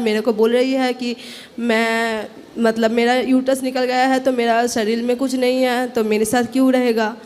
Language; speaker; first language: Hindi; non-native, local second language; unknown